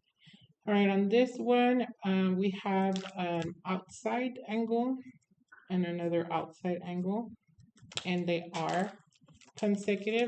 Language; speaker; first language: English; native; English